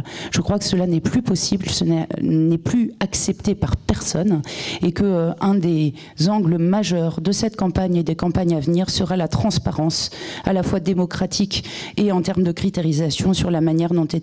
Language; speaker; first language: French; native; French